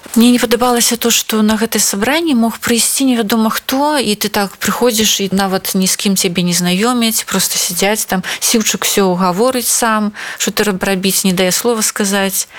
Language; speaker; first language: Belarusian; non-native, local second language; Russian